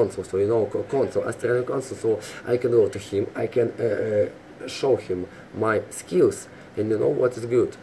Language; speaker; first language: English; non-native, fluent; Russian